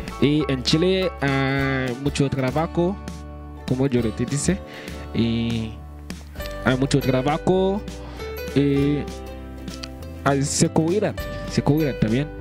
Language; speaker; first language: Spanish; non-native, learner; French